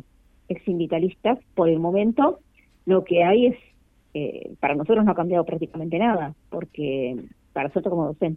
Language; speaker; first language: Spanish; native; Spanish